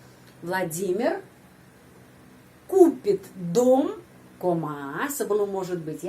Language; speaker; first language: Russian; non-native, fluent; Indonesian